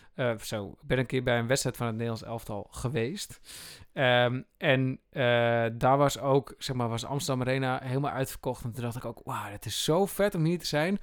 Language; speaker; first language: Dutch; native; Dutch